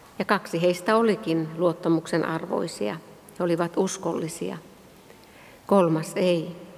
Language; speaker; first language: Finnish; native; Finnish